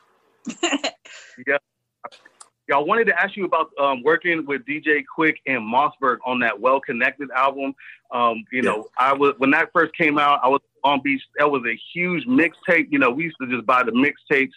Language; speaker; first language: English; native; English